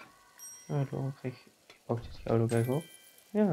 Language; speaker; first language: German; non-native, learner; Dutch